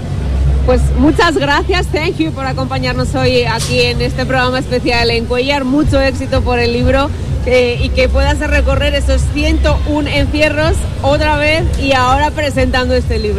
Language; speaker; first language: Spanish; native; Spanish